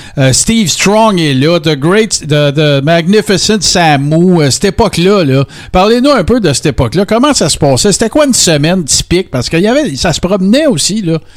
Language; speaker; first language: French; native; French